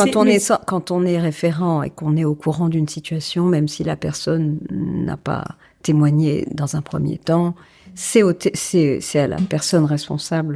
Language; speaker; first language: French; native; French